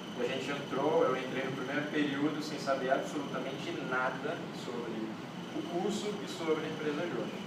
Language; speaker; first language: Portuguese; non-native, local second language; Kabuverdianu